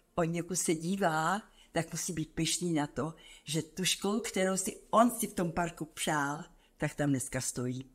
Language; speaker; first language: Czech; native; Czech